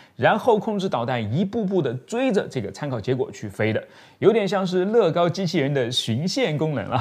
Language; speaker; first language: Chinese; native; Chinese